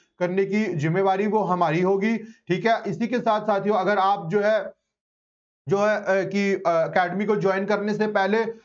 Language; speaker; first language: Hindi; non-native, local second language; Punjabi